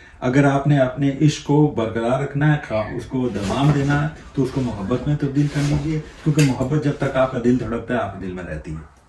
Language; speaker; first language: Urdu; non-native, local second language; Punjabi